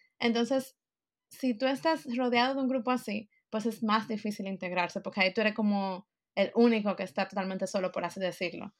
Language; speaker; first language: Spanish; native; Spanish